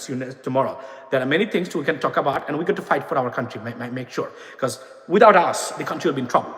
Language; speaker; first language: English; non-native, local second language; Bangla